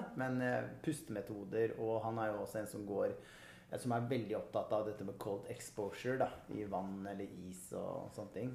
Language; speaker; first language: Norwegian; native; Norwegian